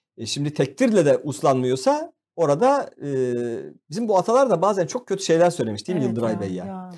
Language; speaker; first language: Turkish; native; Turkish